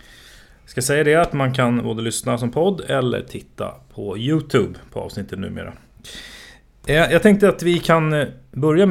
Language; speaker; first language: Swedish; native; Swedish